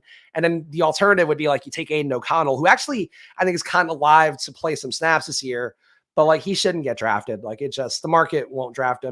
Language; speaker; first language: English; native; English